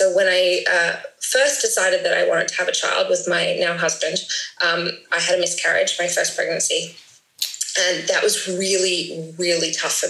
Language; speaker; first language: English; native; English